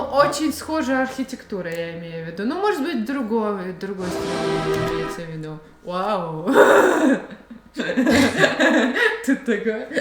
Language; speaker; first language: Russian; native; Russian